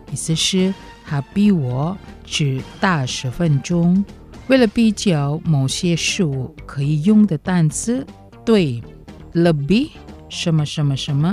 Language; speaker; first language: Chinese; non-native, fluent; Indonesian